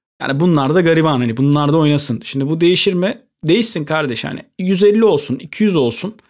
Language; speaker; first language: Turkish; native; Turkish